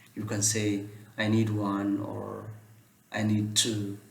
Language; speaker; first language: English; non-native, local second language; Amharic